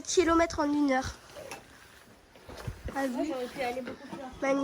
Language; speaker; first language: French; early bilingual, heritage; French